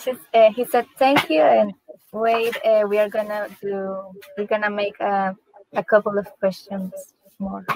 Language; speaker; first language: English; non-native, learner; Spanish